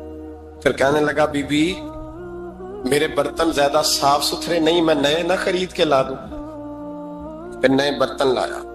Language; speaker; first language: Urdu; native; Urdu